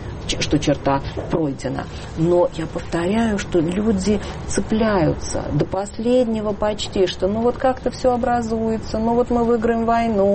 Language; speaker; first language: Russian; native; Russian